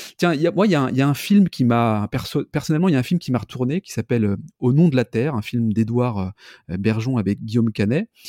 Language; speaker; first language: French; native; French